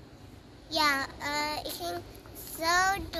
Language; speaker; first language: Dutch; early bilingual, other home language; Indonesian